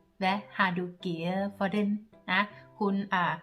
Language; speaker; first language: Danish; non-native, learner; Thai